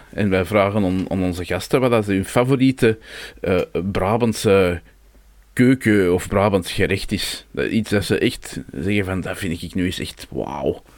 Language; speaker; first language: Dutch; native; Dutch